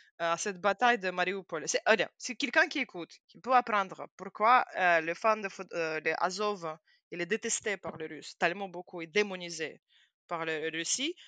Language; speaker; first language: French; non-native, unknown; Russian